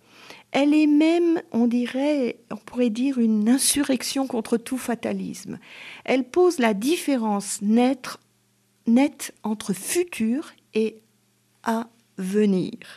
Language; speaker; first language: French; native; French